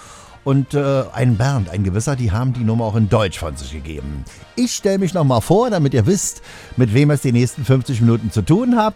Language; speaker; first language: German; native; German